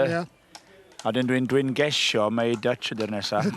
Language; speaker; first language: Welsh; native; Welsh